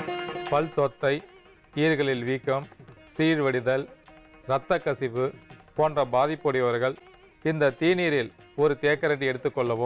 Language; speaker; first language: Tamil; native; Tamil